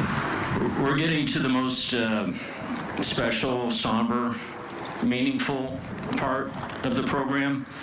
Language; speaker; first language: English; native; English